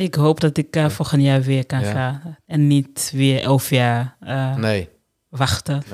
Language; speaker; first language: Dutch; non-native, fluent; Portuguese